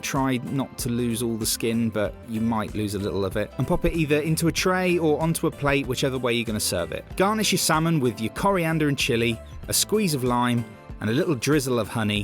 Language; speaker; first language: English; native; English